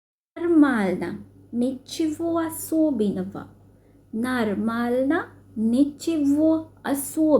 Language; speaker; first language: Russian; non-native, fluent; Sinhala